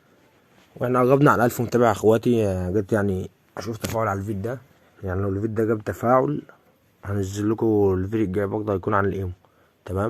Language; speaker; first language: Arabic; native; Arabic